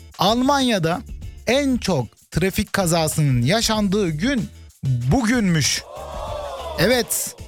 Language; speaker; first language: Turkish; early bilingual, heritage; Turkish